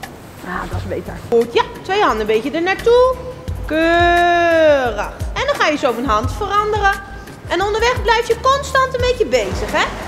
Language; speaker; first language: Dutch; native; Dutch